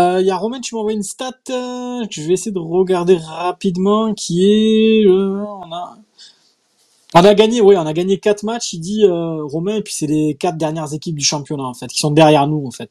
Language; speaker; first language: French; native; French